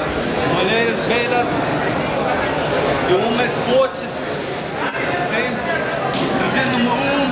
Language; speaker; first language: Portuguese; non-native, learner; Spanish